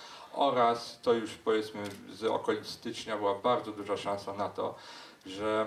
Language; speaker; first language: Polish; native; Polish